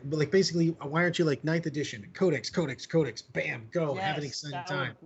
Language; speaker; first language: English; native; English